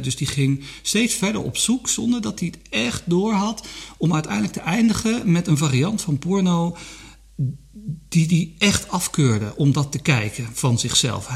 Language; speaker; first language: Dutch; native; Dutch